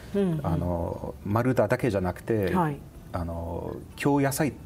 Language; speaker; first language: Japanese; non-native, fluent; English